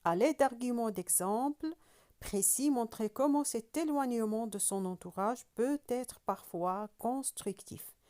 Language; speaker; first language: French; non-native, local second language; Arabic